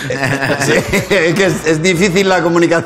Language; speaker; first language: Spanish; native; Spanish